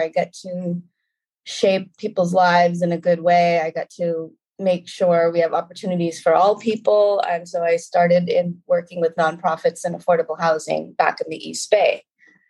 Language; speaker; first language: English; native; English